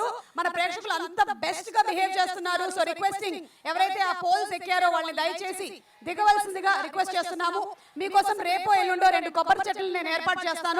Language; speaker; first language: Telugu; native; Telugu